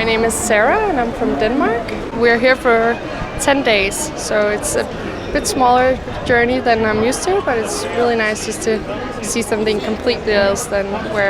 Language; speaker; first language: English; non-native, fluent; Danish